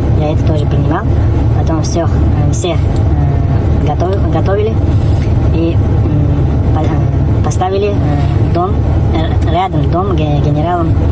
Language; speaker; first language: Russian; non-native, learner; Uzbek